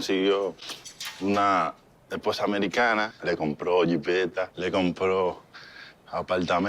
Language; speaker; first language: Spanish; native; Spanish